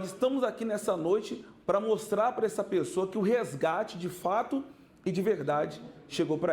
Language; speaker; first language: Portuguese; native; Portuguese